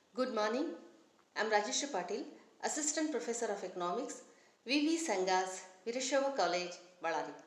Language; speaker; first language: English; non-native, local second language; Kannada